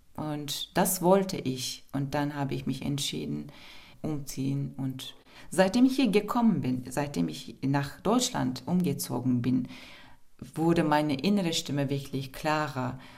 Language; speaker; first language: German; non-native, fluent; Turkish